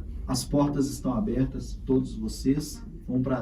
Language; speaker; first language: Portuguese; native; Portuguese